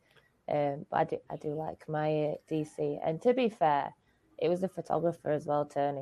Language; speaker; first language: English; native; English